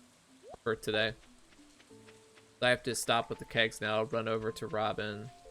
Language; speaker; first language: English; native; English